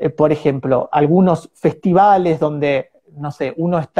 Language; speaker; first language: Spanish; native; Spanish